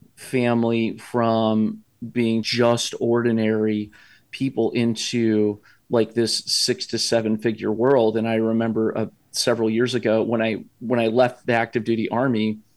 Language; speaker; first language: English; native; English